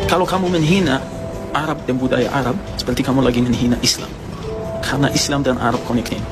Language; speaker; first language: Indonesian; non-native, fluent; Arabic